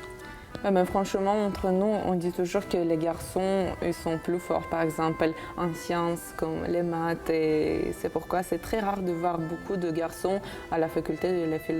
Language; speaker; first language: French; non-native, fluent; Uzbek